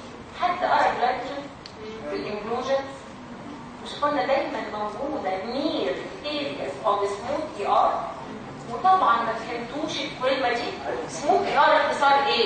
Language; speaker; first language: Arabic; native; Arabic